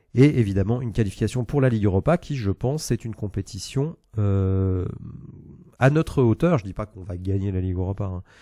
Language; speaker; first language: French; native; French